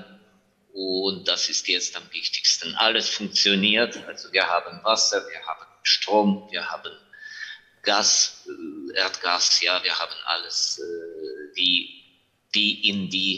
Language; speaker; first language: German; non-native, fluent; Ukrainian